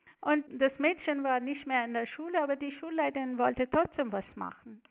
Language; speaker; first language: German; non-native, fluent; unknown